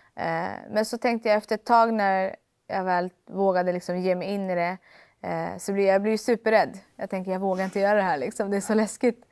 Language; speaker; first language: Swedish; native; Swedish